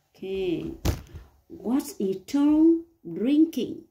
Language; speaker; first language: English; non-native, learner; Vietnamese